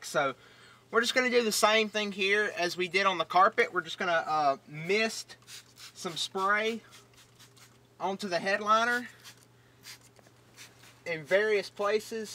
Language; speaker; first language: English; native; English